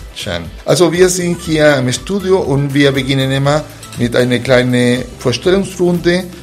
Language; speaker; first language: German; non-native, fluent; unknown